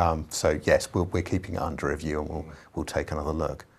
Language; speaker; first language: English; native; English